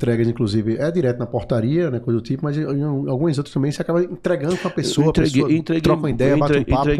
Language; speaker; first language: Portuguese; native; Portuguese